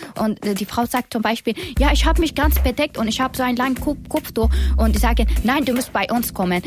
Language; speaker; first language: German; non-native, learner; Persian